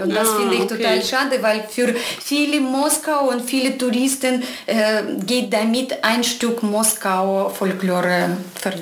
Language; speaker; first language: German; non-native, fluent; Russian